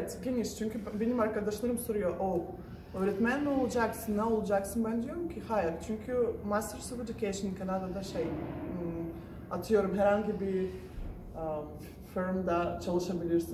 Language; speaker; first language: Turkish; non-native, fluent; Russian